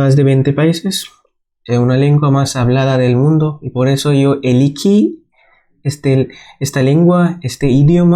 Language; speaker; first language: Spanish; non-native, fluent; Bangla